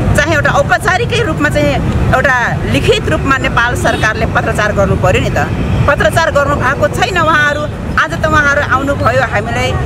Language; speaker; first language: Nepali; non-native, local second language; Rana Tharu